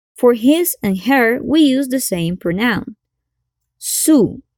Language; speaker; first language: English; non-native, fluent; Spanish